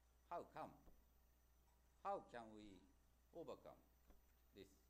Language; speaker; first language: English; non-native, fluent; Japanese